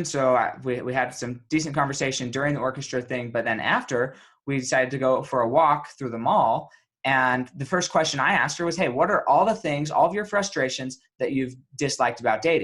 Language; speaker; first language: English; native; English